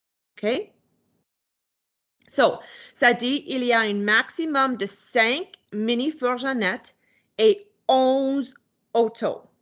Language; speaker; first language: French; non-native, local second language; English